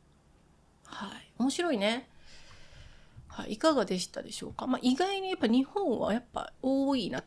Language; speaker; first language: Japanese; native; Japanese